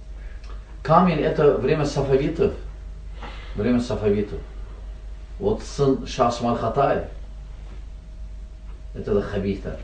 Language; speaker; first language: Russian; non-native, learner; Azerbaijani